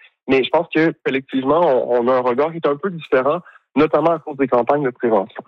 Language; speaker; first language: French; native; French